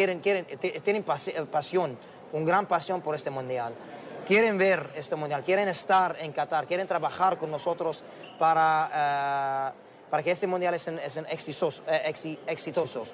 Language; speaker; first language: Spanish; non-native, learner; Arabic